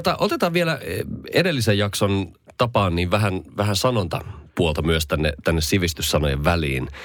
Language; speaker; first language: Finnish; native; Finnish